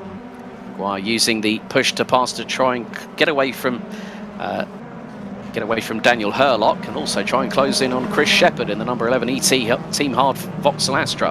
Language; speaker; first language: English; native; English